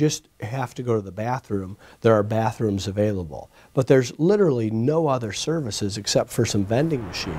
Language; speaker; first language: English; native; English